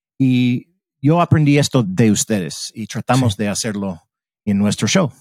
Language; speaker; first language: Spanish; non-native, fluent; English